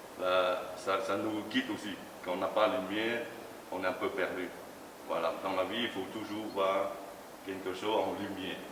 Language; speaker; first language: French; non-native, learner; Chinese